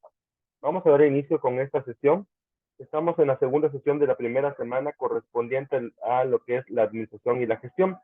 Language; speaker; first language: Spanish; native; Spanish